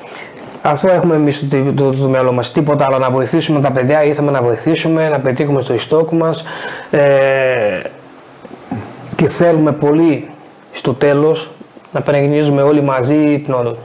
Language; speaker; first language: Greek; non-native, fluent; Portuguese